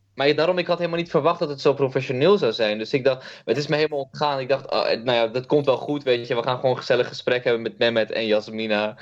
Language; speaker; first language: Dutch; early bilingual, other home language; Kurdish